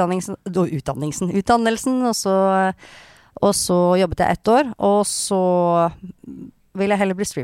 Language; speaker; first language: Norwegian; native; Norwegian